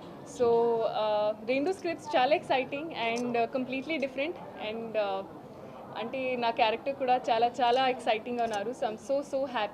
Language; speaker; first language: Telugu; non-native, local second language; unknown